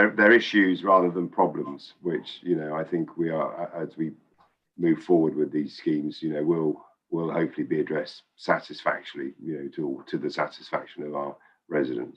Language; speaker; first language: English; native; English